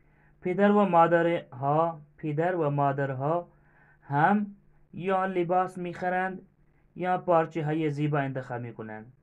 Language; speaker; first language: Persian; non-native, fluent; Urdu